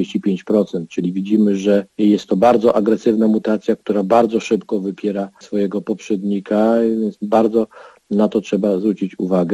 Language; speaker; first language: Polish; native; Polish